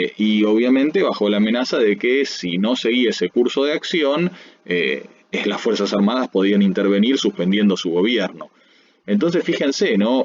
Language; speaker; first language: Spanish; native; Spanish